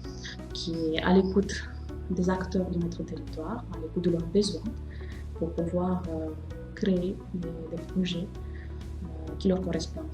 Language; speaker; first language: French; non-native, fluent; Romanian